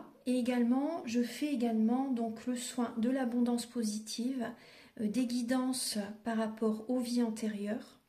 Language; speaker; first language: French; native; French